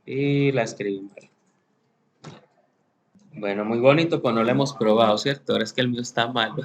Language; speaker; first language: Spanish; native; Spanish